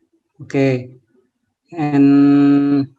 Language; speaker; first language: English; non-native, learner; Indonesian